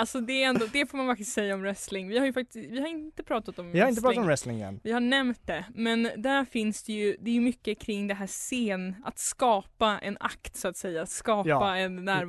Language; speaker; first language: Swedish; native; Swedish